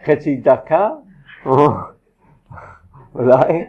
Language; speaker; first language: Hebrew; non-native, fluent; English